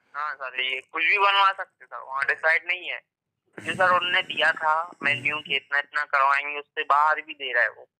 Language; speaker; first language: Hindi; native; Hindi